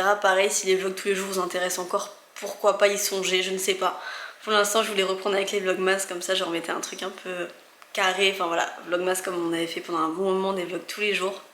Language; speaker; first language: French; native; French